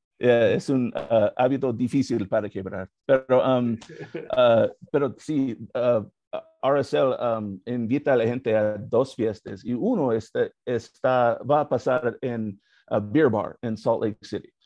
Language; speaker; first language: Spanish; non-native, learner; English